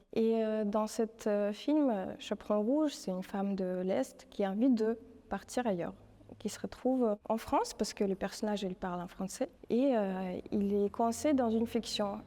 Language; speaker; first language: French; non-native, fluent; Russian